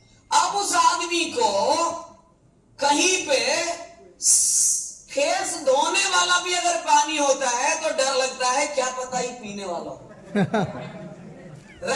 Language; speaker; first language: Hindi; native; Hindi